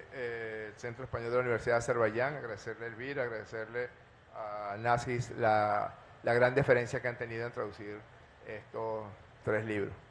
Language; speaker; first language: Spanish; native; Spanish